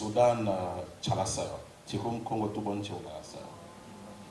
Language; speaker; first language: Korean; non-native, learner; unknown